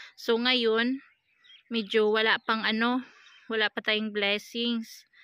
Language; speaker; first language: Filipino; native; Filipino